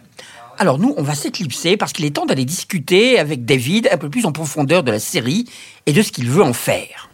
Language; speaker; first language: French; native; French